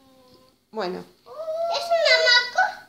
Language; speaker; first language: Spanish; native; Spanish